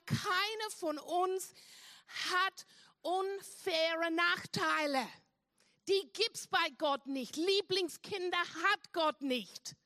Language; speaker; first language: German; non-native, fluent; English